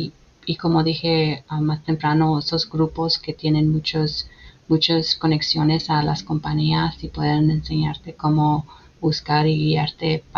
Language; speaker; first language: Spanish; early bilingual, heritage; Spanish